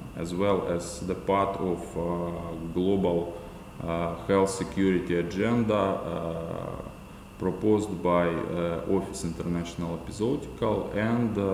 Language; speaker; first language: English; non-native, fluent; Russian